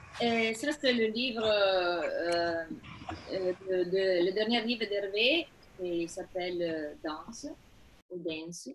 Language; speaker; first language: French; non-native, fluent; Italian